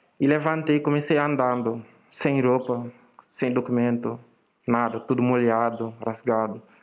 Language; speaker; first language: Portuguese; non-native, fluent; Wolof